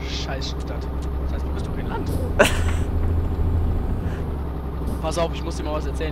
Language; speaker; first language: German; native; German